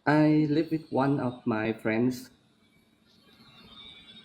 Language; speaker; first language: English; non-native, learner; Vietnamese